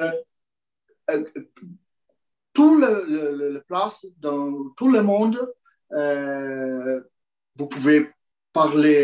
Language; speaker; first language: French; non-native, learner; Portuguese